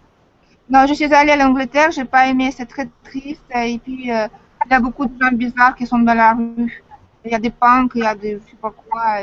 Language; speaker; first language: French; non-native, fluent; Russian